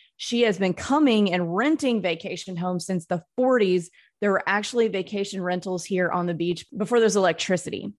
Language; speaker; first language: English; native; English